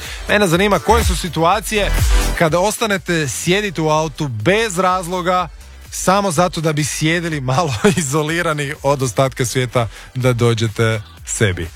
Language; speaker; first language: Croatian; native; Croatian